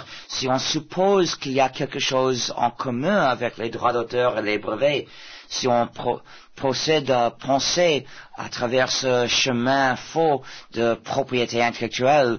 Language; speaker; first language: French; non-native, fluent; English